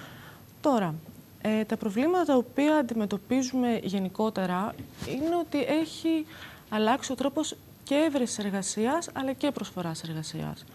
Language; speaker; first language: Greek; native; Greek